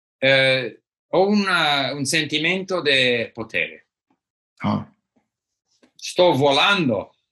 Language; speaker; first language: Italian; non-native, learner; English